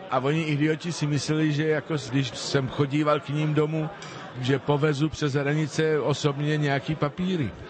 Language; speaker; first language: Czech; non-native, fluent; Spanish